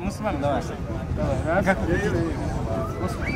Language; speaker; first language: Russian; native; Russian